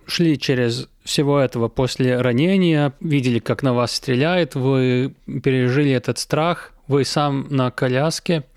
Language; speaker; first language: Russian; non-native, local second language; Latvian